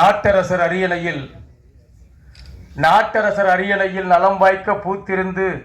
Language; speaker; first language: Tamil; native; Tamil